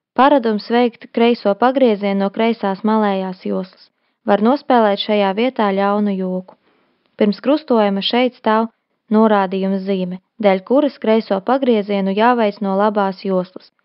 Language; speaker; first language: Latvian; non-native, local second language; Russian